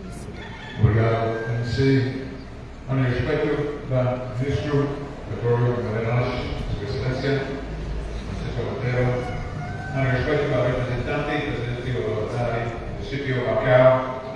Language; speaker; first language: Portuguese; non-native, local second language; Tetum